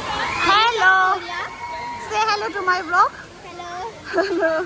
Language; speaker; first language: Hindi; non-native, fluent; Tibetan